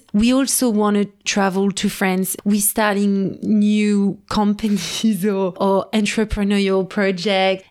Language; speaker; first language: English; non-native, fluent; French